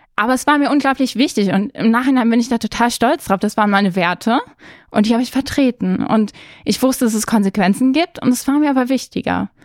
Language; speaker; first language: German; native; German